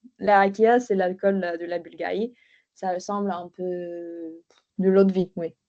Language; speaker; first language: French; non-native, fluent; Bulgarian